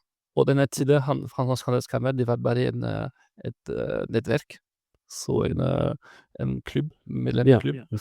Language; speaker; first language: Norwegian; non-native, fluent; French